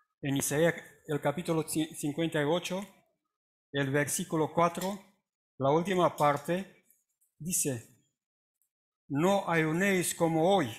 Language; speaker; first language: Spanish; non-native, fluent; Romanian